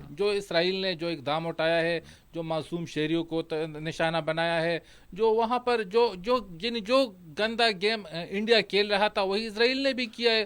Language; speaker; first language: Urdu; non-native, local second language; Pashto